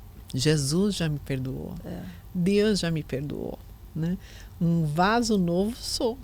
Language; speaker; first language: Portuguese; native; Portuguese